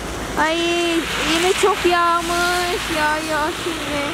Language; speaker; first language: Turkish; non-native, learner; Indonesian